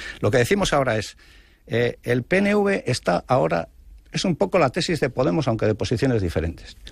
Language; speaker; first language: Spanish; non-native, local second language; Basque